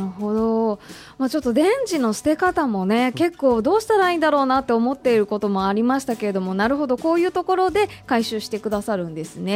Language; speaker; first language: Japanese; native; Japanese